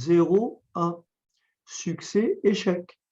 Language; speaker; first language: French; native; French